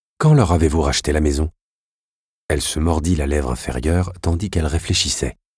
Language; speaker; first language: French; native; French